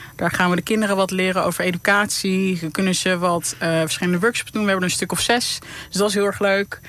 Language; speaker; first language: Dutch; early bilingual, other home language; Papiamento